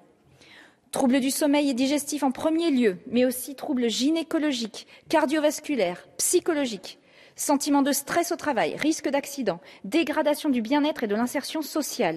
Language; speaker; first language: French; native; French